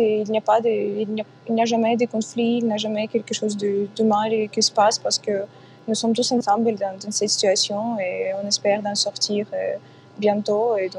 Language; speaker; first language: French; non-native, fluent; Ukrainian